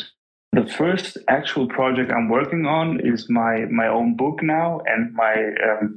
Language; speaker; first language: English; non-native, fluent; German